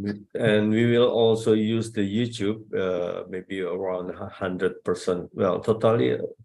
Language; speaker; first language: English; non-native, fluent; Indonesian